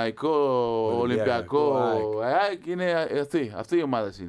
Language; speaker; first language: Greek; non-native, fluent; Spanish